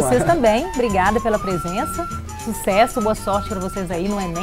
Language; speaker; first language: Portuguese; native; Portuguese